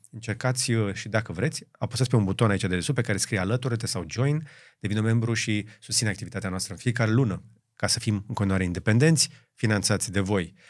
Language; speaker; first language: Romanian; native; Romanian